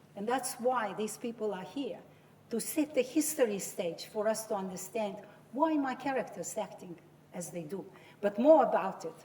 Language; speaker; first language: English; non-native, fluent; Lithuanian